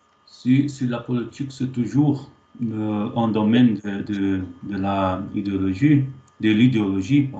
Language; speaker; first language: French; non-native, fluent; Portuguese